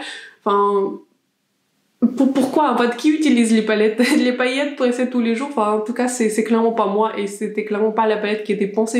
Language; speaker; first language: French; native; French